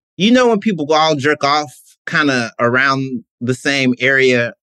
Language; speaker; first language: English; native; English